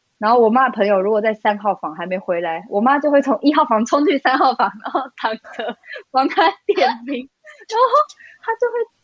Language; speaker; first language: Chinese; native; Chinese